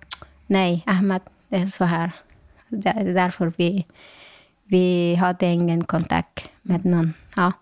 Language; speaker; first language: Swedish; non-native, local second language; Persian